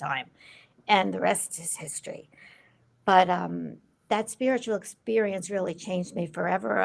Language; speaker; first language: English; native; English